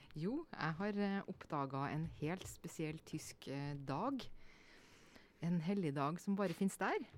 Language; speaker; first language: Norwegian; native; Norwegian